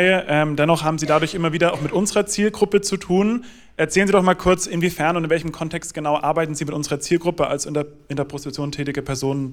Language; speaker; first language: German; native; German